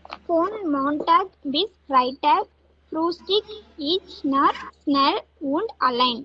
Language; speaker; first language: German; non-native, learner; Tamil